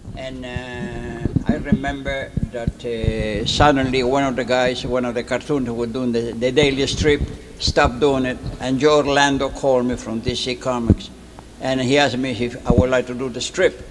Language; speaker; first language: English; non-native, fluent; Spanish